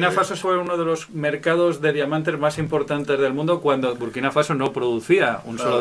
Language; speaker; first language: Spanish; native; Spanish